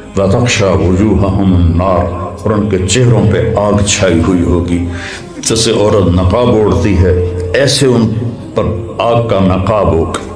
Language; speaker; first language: Urdu; non-native, local second language; Punjabi